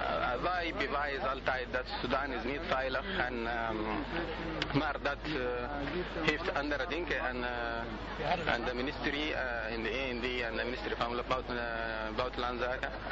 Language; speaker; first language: Dutch; non-native, learner; Arabic